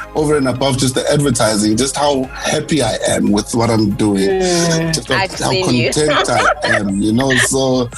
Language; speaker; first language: English; non-native, local second language; Zulu